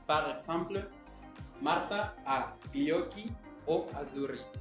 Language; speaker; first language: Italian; non-native, learner; Spanish